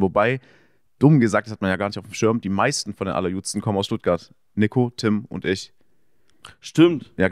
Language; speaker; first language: German; native; German